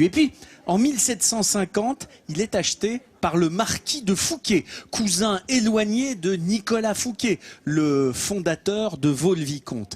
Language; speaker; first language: French; native; French